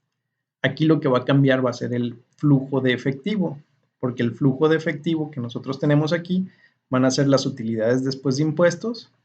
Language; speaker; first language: Spanish; native; Spanish